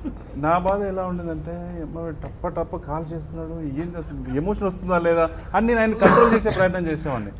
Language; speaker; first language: Telugu; native; Telugu